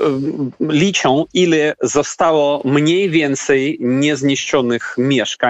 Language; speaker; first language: Polish; non-native, fluent; Ukrainian